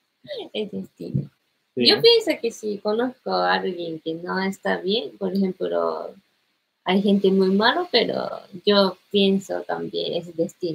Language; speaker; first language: Spanish; non-native, learner; Japanese